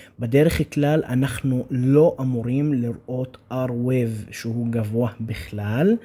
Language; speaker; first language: Hebrew; non-native, local second language; Arabic